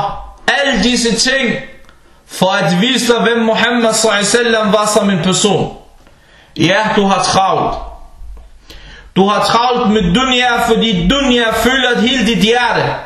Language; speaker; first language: Danish; non-native, fluent; Arabic